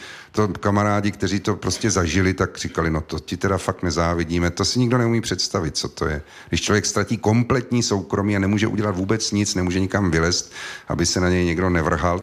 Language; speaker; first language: Czech; native; Czech